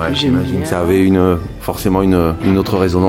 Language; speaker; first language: French; native; French